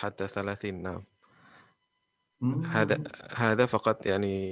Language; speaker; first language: Arabic; non-native, fluent; Indonesian